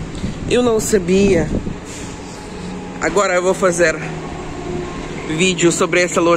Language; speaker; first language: Portuguese; non-native, fluent; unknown